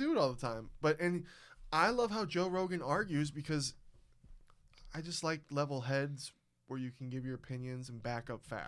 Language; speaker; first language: English; native; English